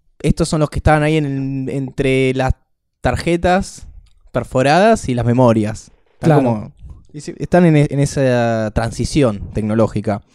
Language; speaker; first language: Spanish; native; Spanish